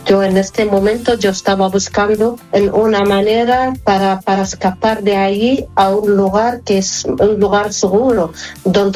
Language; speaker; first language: Spanish; non-native, fluent; Arabic